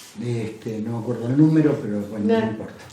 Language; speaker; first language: Spanish; native; Spanish